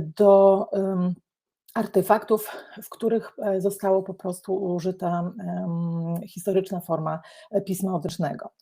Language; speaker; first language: Polish; native; Polish